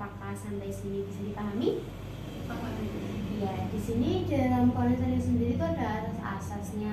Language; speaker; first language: Indonesian; native; Indonesian